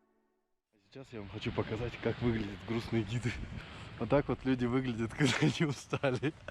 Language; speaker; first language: Russian; non-native, local second language; Kyrgyz